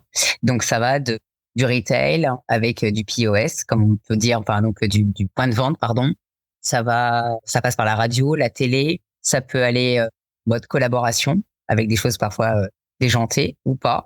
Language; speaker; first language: French; native; French